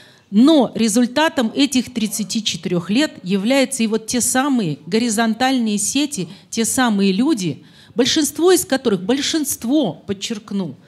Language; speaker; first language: Russian; native; Russian